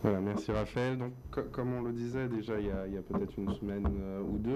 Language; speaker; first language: French; native; French